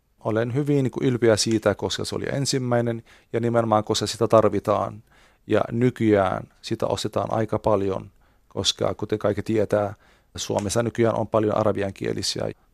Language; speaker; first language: Finnish; non-native, fluent; Arabic